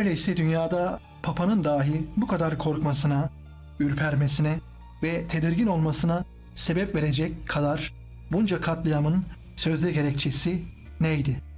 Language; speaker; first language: Turkish; native; Turkish